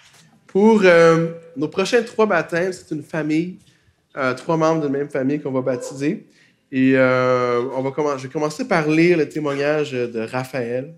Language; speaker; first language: French; native; French